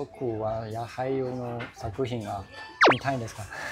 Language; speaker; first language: Japanese; non-native, learner; Chinese